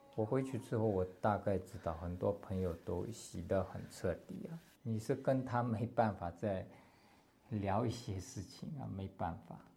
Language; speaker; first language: Chinese; non-native, local second language; Tibetan